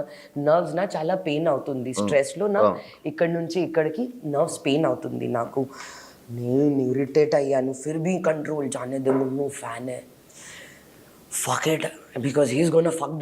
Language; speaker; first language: Telugu; non-native, local second language; Hindi